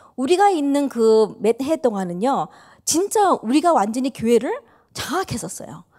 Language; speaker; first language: Korean; early bilingual, heritage; Korean